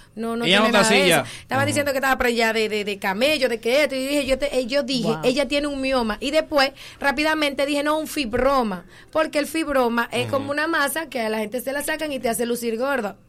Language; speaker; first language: Spanish; native; Spanish